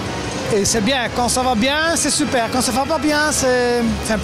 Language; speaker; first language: French; non-native, local second language; Dutch